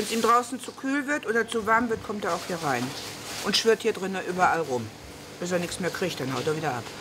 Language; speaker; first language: German; native; German